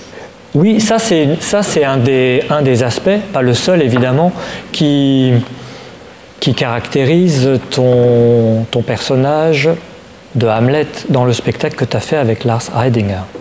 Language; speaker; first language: French; native; French